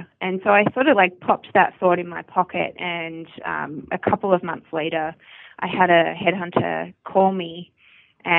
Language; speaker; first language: English; native; English